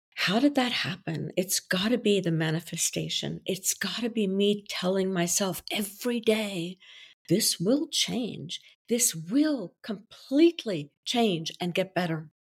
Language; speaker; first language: English; non-native, fluent; French